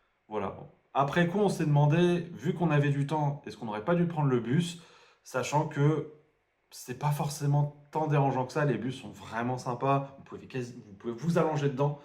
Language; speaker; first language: French; native; French